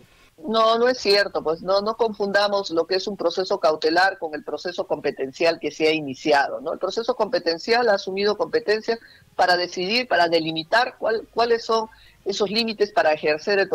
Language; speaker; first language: Spanish; native; Spanish